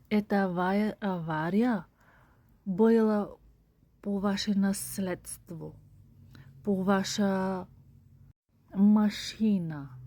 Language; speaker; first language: Russian; non-native, learner; Bulgarian